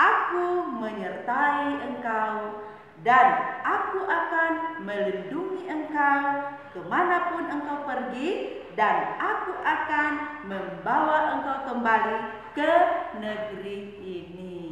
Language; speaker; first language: Indonesian; native; Indonesian